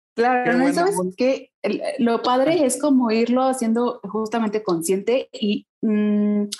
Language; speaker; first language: Spanish; native; Spanish